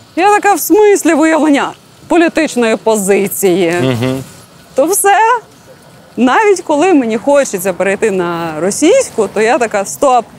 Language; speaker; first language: Ukrainian; non-native, local second language; Russian